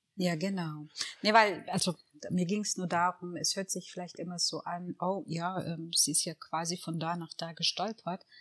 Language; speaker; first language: German; early bilingual, other home language; Tigrinya